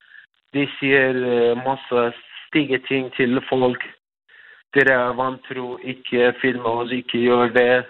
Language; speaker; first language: Danish; non-native, fluent; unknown